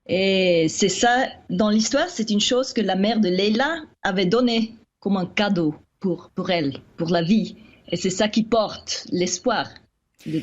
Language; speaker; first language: French; non-native, fluent; Swiss German